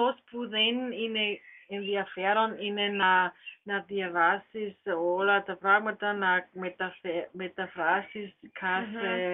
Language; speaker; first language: Greek; non-native, learner; German